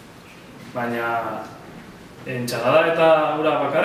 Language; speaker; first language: Basque; non-native, learner; Spanish